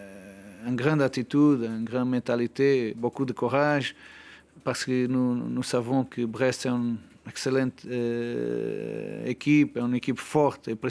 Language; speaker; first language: French; non-native, learner; Portuguese